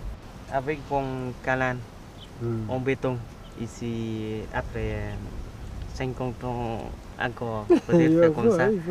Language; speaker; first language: French; non-native, learner; Vietnamese